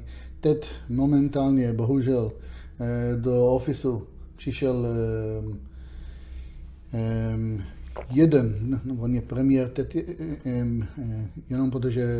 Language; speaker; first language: Czech; non-native, learner; Hebrew